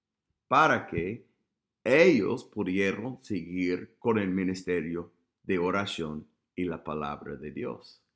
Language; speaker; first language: Spanish; non-native, fluent; English